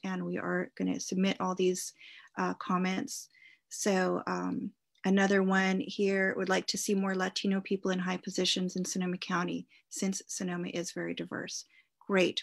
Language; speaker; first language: English; native; English